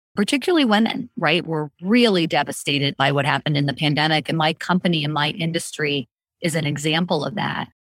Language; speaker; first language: English; native; English